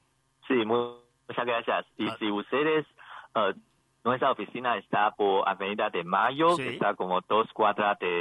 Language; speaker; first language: Spanish; non-native, learner; Chinese